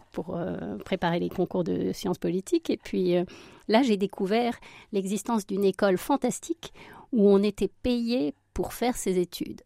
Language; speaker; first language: French; early bilingual, other home language; Spanish